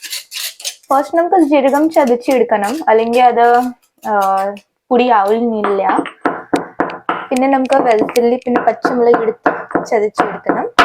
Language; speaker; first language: Malayalam; non-native, fluent; Hindi